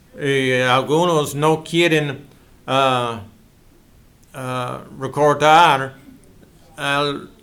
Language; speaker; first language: Spanish; non-native, learner; English